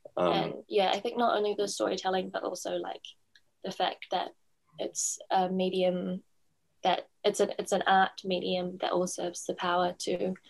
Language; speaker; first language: English; native; English